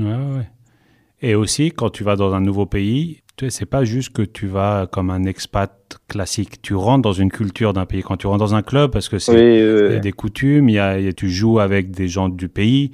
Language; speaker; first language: French; native; French